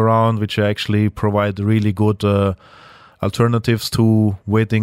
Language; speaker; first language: English; non-native, fluent; German